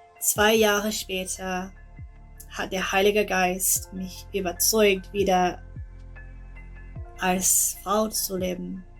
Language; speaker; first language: German; non-native, learner; English